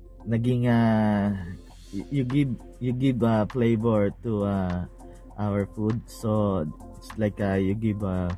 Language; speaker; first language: English; non-native, local second language; Filipino